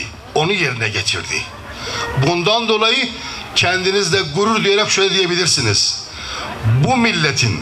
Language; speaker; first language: Turkish; native; Turkish